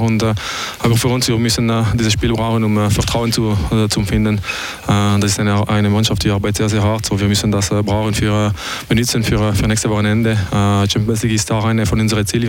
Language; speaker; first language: German; non-native, local second language; French